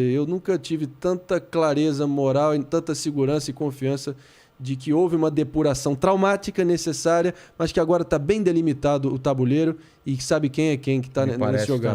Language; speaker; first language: Portuguese; native; Portuguese